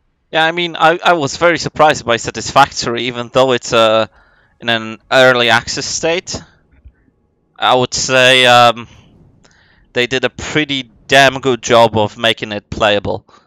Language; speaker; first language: English; non-native, fluent; Polish